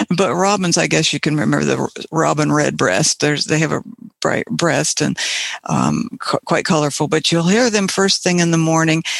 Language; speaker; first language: English; native; English